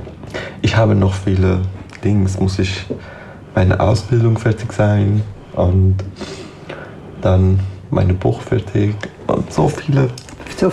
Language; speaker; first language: German; non-native, learner; Persian